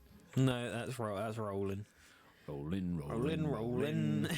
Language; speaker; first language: English; native; English